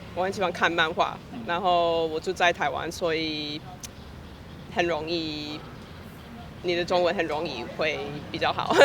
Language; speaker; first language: Chinese; non-native, fluent; English